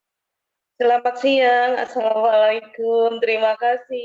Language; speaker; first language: Indonesian; native; Indonesian